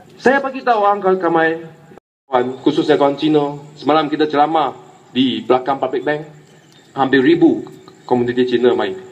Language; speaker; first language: Malay; non-native, local second language; Chinese